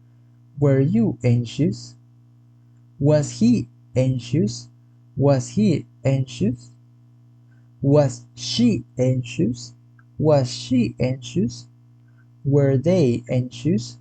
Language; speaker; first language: English; non-native, fluent; Spanish